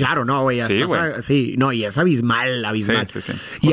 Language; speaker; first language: Spanish; native; Spanish